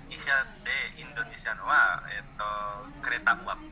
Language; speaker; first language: Japanese; non-native, learner; Indonesian